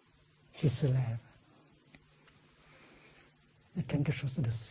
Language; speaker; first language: French; non-native, fluent; Vietnamese